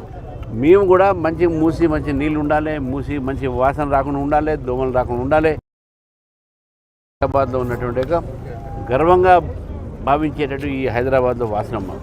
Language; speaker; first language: Telugu; native; Telugu